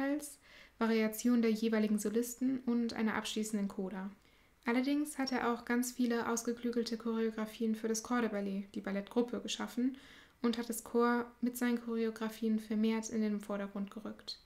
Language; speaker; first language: German; native; German